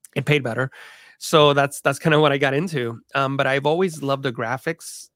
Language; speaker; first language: English; early bilingual, other home language; Spanish